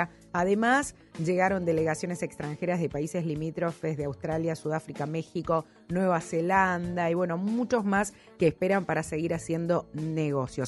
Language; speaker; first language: Spanish; native; Spanish